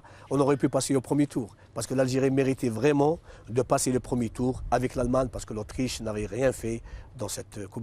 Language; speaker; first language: French; non-native, local second language; Arabic